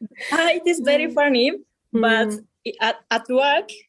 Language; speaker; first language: English; non-native, fluent; Japanese